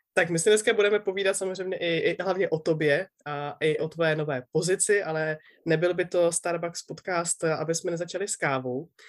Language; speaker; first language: Czech; native; Czech